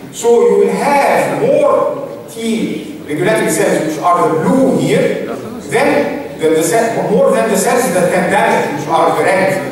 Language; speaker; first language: English; non-native, fluent; Arabic